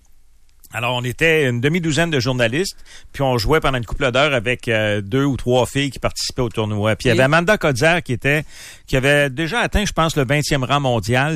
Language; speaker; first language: French; native; French